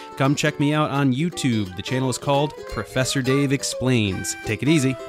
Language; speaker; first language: English; native; English